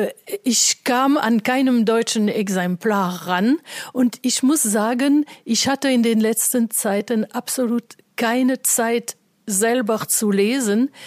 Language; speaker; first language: German; non-native, fluent; French